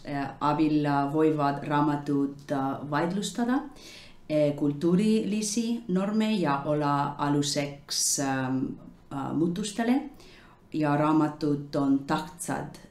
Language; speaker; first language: Estonian; non-native, learner; English